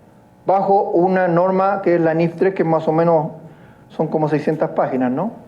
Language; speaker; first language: Spanish; native; Spanish